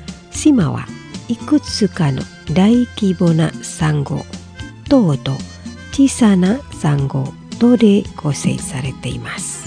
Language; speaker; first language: Japanese; non-native, fluent; Indonesian